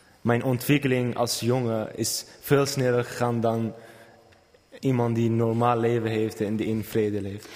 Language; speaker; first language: Dutch; non-native, fluent; Kurdish